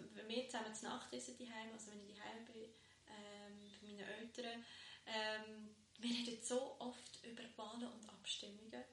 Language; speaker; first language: German; early bilingual, other home language; Bosnian